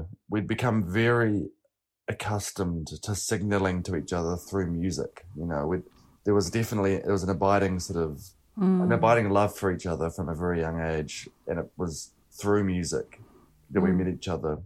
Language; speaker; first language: English; native; English